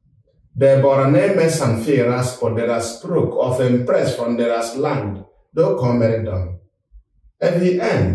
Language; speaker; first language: Swedish; non-native, fluent; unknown